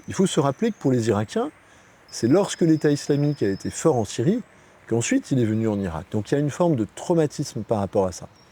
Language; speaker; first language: French; native; French